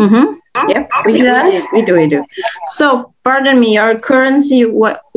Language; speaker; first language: English; non-native, fluent; Indonesian